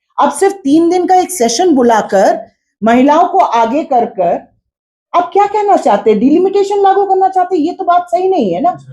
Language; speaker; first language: Hindi; non-native, local second language; Khasi